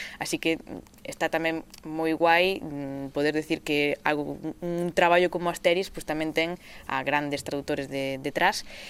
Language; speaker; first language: Galician; native; Galician